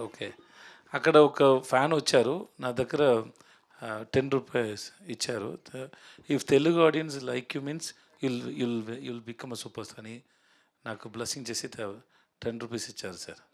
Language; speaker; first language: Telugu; non-native, learner; Tamil